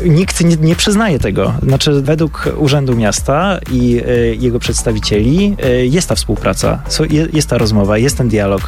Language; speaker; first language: Polish; native; Polish